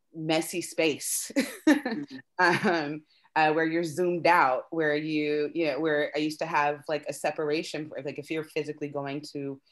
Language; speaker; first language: English; native; English